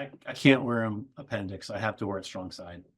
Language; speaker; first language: English; native; English